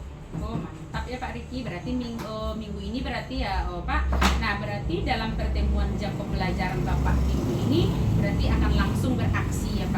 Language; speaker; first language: Indonesian; native; Indonesian